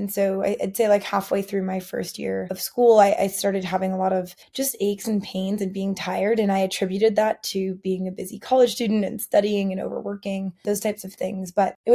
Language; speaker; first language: English; native; English